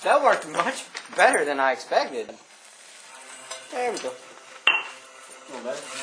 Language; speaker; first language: English; native; English